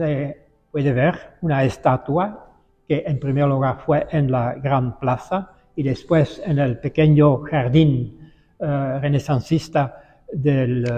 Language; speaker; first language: Spanish; non-native, fluent; Dutch